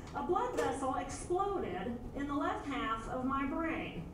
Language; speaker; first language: English; native; English